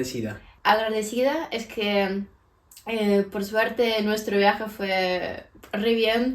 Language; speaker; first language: Spanish; non-native, fluent; Ukrainian